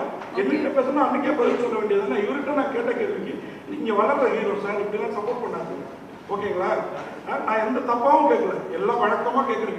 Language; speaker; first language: Tamil; native; Tamil